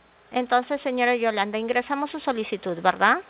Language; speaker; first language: Spanish; native; Spanish